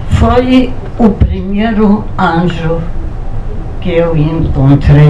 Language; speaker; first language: Portuguese; non-native, fluent; Polish